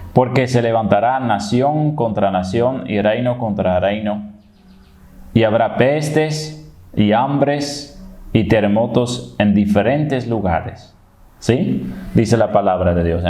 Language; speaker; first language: Spanish; non-native, fluent; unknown